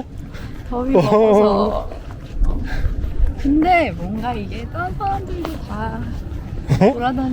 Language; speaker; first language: Korean; non-native, fluent; Persian